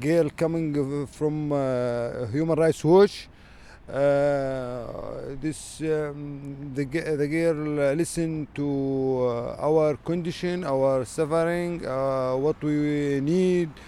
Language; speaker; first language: English; non-native, learner; Arabic